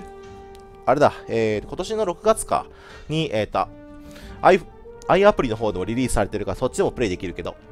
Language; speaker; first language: Japanese; native; Japanese